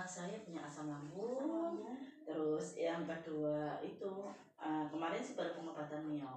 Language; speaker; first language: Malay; non-native, local second language; Javanese